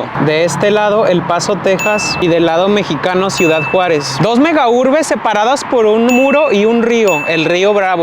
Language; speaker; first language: Spanish; native; Spanish